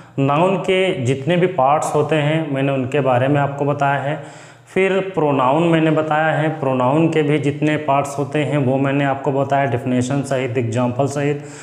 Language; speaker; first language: Hindi; native; Hindi